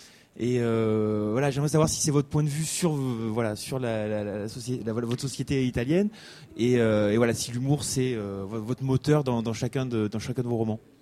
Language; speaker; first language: French; native; French